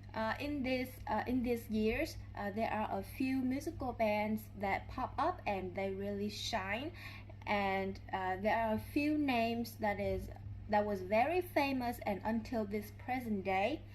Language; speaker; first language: English; non-native, learner; Vietnamese